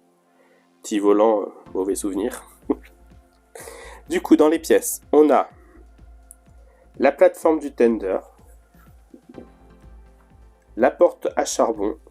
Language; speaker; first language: French; native; French